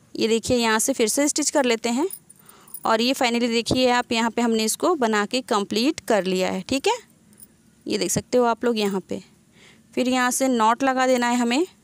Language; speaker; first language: Hindi; native; Hindi